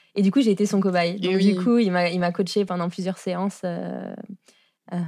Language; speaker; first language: French; native; French